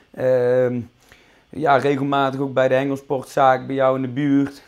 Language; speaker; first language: Dutch; native; Dutch